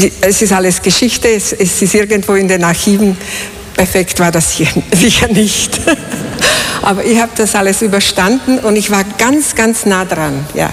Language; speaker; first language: German; non-native, fluent; Slovak